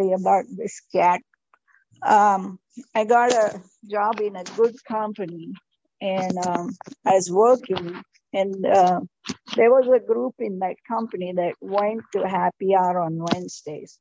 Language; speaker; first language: English; non-native, local second language; Marathi